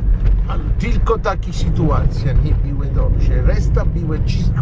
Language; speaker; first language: Polish; non-native, learner; Italian